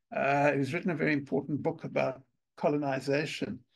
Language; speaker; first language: English; native; English